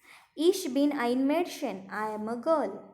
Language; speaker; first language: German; non-native, fluent; Marathi